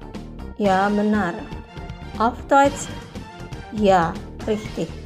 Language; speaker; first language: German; non-native, fluent; Indonesian